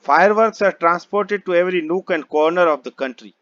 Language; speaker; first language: English; non-native, local second language; Gujarati